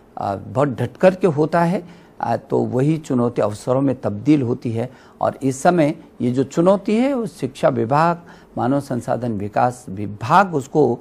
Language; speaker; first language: Hindi; native; Hindi